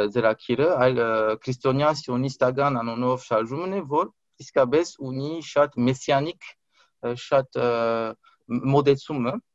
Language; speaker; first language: Armenian; early bilingual, heritage; Armenian